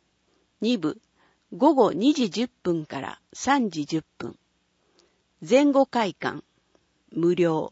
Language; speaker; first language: Japanese; native; Japanese